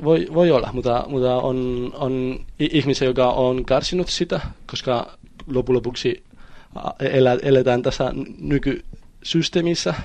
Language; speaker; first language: Finnish; non-native, learner; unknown